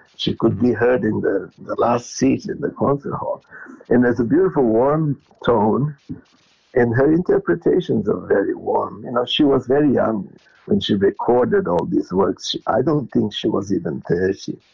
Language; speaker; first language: English; non-native, fluent; Portuguese